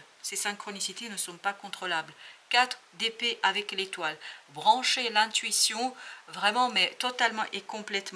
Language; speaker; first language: French; native; French